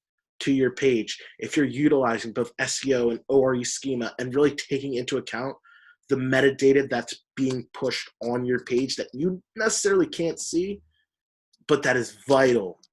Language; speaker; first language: English; native; English